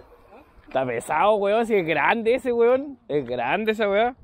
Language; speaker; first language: Spanish; native; Spanish